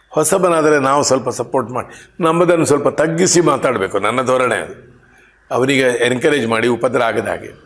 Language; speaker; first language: Kannada; non-native, local second language; Marathi